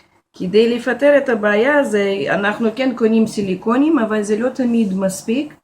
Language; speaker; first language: Hebrew; non-native, fluent; Russian